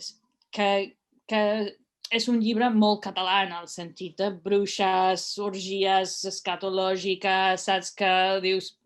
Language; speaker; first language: Catalan; non-native, fluent; English